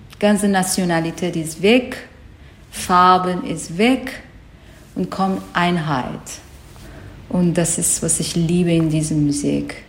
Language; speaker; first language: German; non-native, learner; Persian